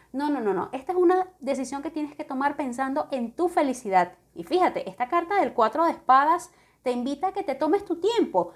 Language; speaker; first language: Spanish; native; Spanish